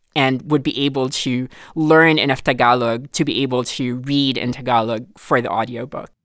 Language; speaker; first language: English; non-native, local second language; Filipino